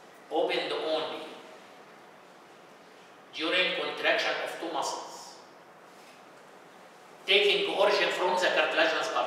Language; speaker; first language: English; non-native, fluent; Arabic